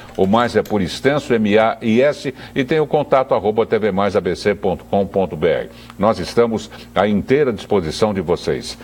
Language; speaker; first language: Portuguese; native; Portuguese